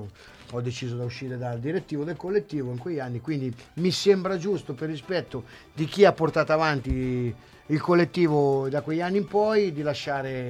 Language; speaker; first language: Italian; native; Italian